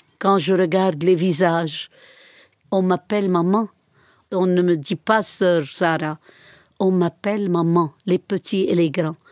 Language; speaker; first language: French; non-native, fluent; Arabic